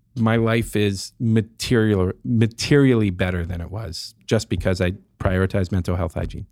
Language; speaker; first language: English; native; English